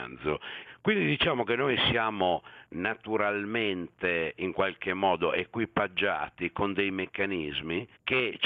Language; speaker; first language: Italian; native; Italian